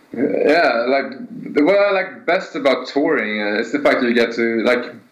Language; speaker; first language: English; non-native, fluent; Swedish